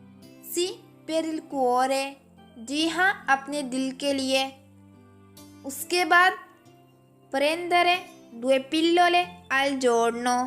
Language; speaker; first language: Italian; non-native, fluent; Urdu